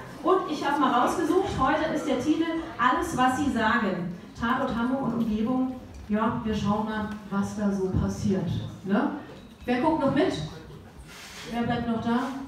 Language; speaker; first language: German; native; German